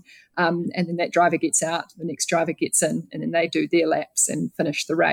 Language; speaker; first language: English; native; English